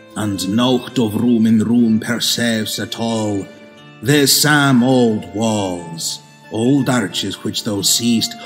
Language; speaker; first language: English; native; English